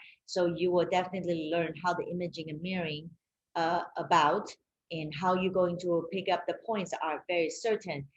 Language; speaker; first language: English; non-native, fluent; Chinese